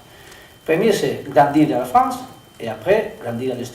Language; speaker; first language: French; non-native, learner; Spanish